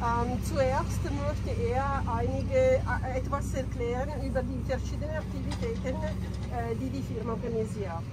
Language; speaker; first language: German; non-native, fluent; Italian